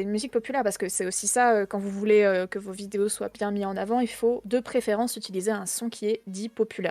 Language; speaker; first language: French; native; French